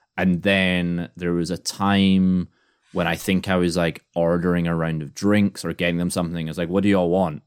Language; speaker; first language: English; native; English